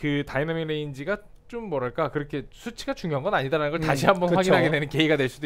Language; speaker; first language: Korean; native; Korean